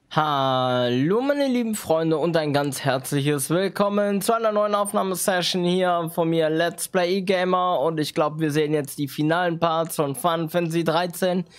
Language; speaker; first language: German; native; German